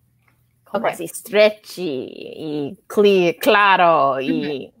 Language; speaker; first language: Spanish; non-native, learner; English